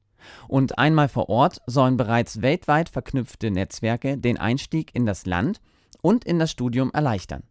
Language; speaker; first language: German; native; German